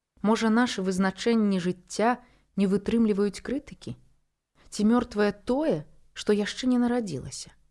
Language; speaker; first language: Belarusian; non-native, local second language; Russian